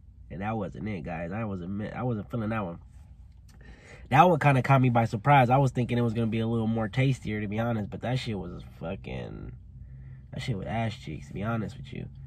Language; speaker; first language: English; early bilingual, other home language; Spanish